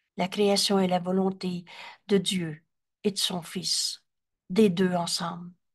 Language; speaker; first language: French; native; French